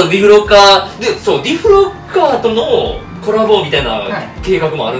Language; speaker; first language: Japanese; native; Japanese